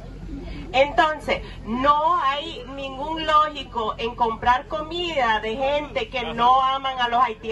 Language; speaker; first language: Spanish; non-native, learner; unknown